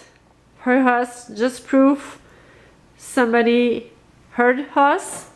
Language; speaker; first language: English; non-native, learner; French